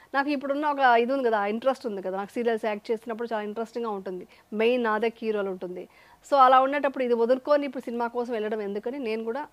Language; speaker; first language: Telugu; native; Telugu